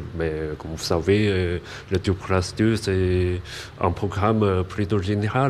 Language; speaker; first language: French; non-native, learner; Chinese